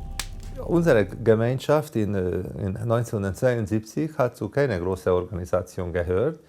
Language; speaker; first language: German; non-native, fluent; Hungarian